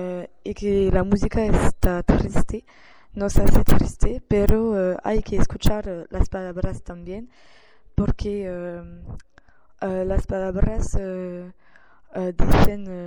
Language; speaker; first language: Spanish; non-native, learner; French